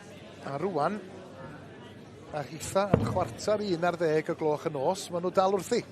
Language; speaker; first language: Welsh; native; Welsh